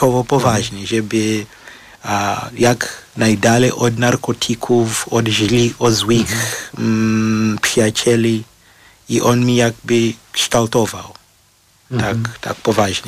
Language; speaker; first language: Polish; non-native, fluent; Shona